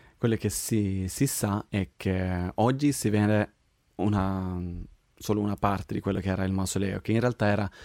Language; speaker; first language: Italian; non-native, fluent; Swedish